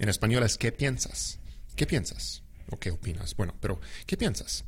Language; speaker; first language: Spanish; non-native, fluent; English